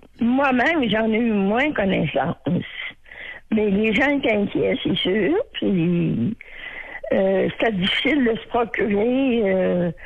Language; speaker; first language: French; native; French